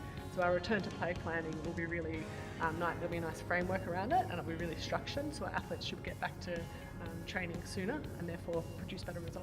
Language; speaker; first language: English; native; English